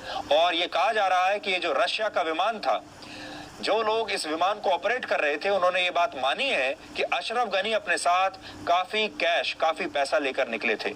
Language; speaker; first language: Hindi; native; Hindi